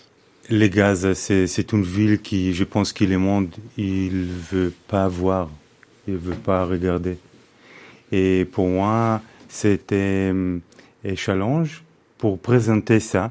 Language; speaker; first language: French; non-native, fluent; Hebrew